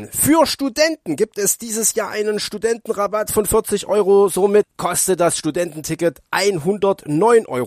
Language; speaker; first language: German; native; German